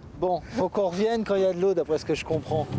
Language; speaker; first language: French; native; French